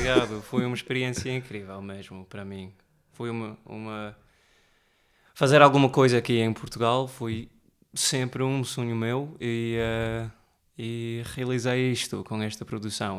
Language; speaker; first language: Portuguese; early bilingual, heritage; Portuguese